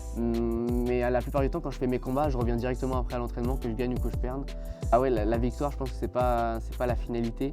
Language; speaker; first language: French; native; French